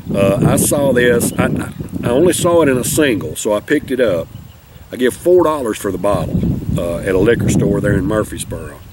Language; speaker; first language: English; native; English